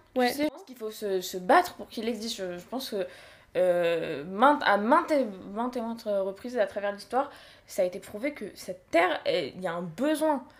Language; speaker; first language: French; native; French